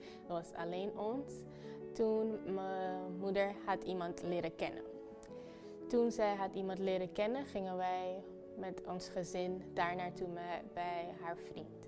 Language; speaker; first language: Dutch; non-native, fluent; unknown